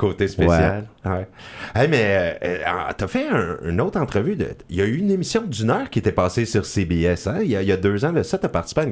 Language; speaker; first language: French; native; French